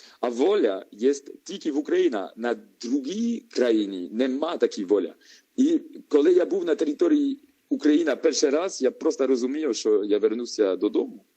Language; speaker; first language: Ukrainian; non-native, learner; French